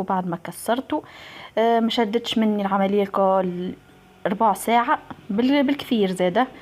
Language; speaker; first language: Arabic; native; Arabic